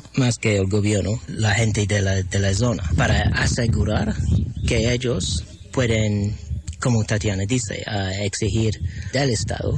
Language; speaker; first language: Spanish; non-native, fluent; English